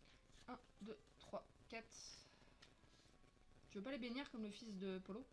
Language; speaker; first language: French; native; French